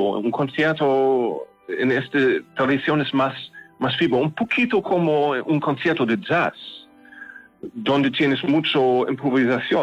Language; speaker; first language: Spanish; non-native, learner; German